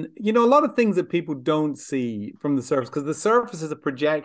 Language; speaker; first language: English; native; English